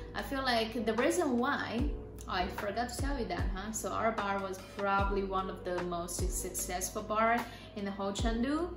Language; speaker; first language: English; non-native, fluent; Chinese